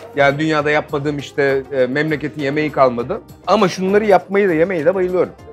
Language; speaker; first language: Turkish; native; Turkish